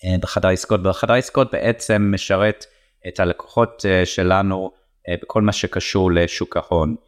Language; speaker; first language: Hebrew; non-native, fluent; English